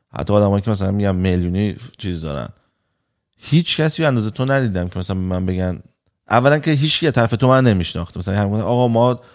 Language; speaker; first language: Persian; native; Persian